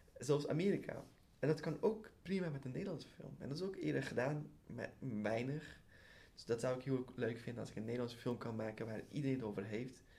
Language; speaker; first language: Dutch; early bilingual, other home language; Persian